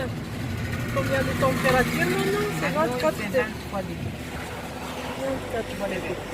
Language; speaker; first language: French; non-native, fluent; Arabic